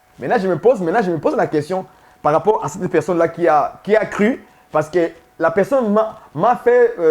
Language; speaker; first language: French; non-native, local second language; Swahili